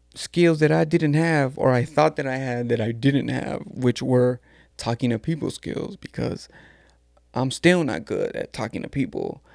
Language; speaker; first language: English; early bilingual, other home language; Spanish